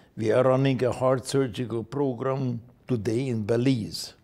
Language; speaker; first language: English; non-native, fluent; Hungarian